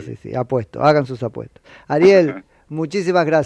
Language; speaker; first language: Spanish; native; Spanish